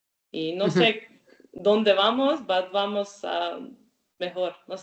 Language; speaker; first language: Spanish; non-native, learner; Croatian